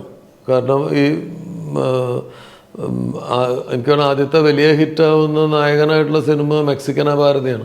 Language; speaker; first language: Malayalam; native; Malayalam